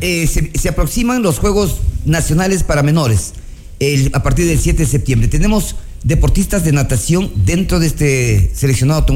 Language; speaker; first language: Spanish; native; Spanish